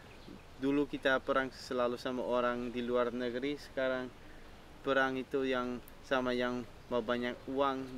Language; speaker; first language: Indonesian; non-native, fluent; Dutch